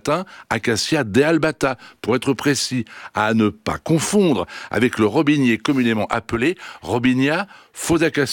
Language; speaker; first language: French; native; French